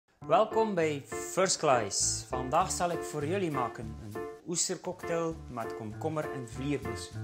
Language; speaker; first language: Dutch; native; Dutch